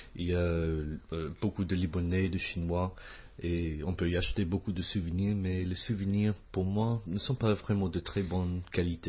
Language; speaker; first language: French; non-native, fluent; English